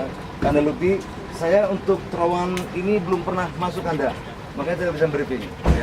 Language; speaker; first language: Indonesian; native; Indonesian